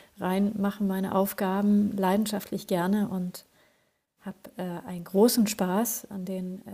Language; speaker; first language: German; non-native, fluent; Swedish